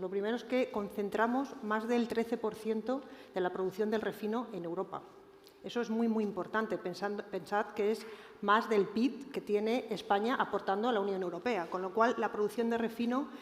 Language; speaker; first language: Spanish; native; Spanish